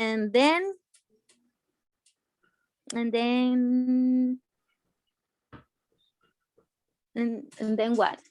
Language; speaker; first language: English; non-native, learner; Spanish